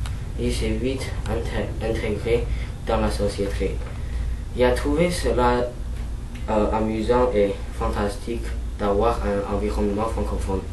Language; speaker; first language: French; non-native, learner; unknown